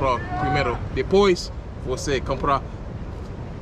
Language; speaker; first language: Portuguese; non-native, learner; English